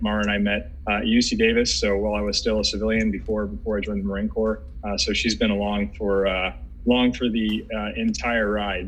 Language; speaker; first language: English; native; English